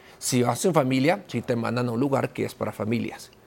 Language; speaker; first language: Spanish; native; Spanish